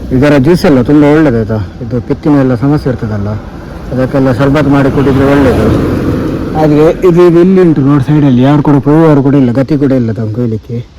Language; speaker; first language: Kannada; non-native, local second language; Tulu